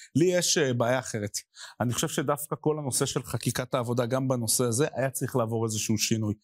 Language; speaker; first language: Hebrew; native; Hebrew